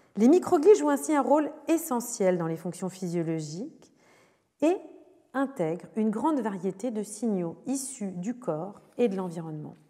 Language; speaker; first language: French; native; French